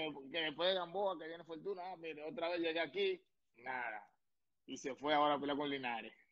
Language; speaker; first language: Spanish; native; Spanish